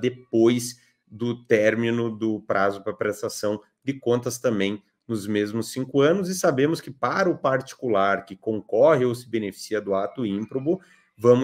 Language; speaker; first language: Portuguese; native; Portuguese